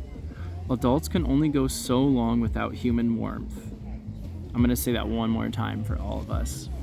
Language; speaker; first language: English; native; English